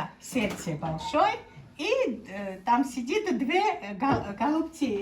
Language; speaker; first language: Russian; non-native, local second language; Georgian